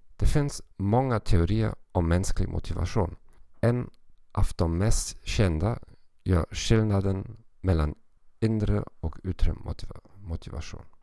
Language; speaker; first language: Swedish; non-native, learner; German